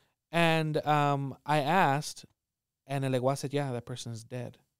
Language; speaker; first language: English; early bilingual, other home language; Spanish